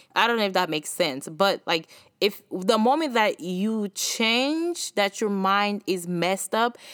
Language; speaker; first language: English; early bilingual, other home language; Haitian Creole